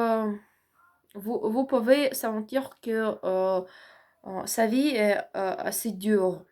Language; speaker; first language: French; non-native, learner; Ukrainian